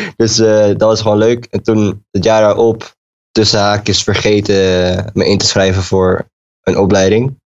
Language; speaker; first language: Dutch; native; Dutch